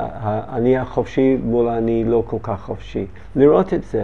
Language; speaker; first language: Hebrew; non-native, learner; English